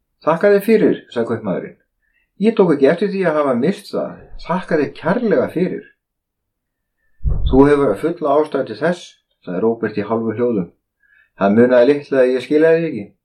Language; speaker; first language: Icelandic; native; Icelandic